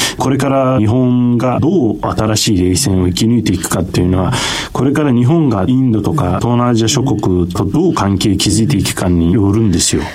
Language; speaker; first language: Japanese; non-native, fluent; Turkish